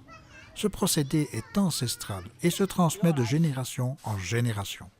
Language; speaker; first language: French; native; French